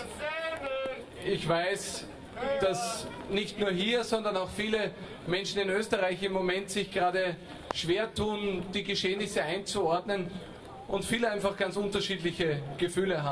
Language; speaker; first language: German; native; German